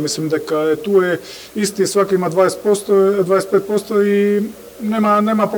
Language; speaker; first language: Macedonian; non-native, fluent; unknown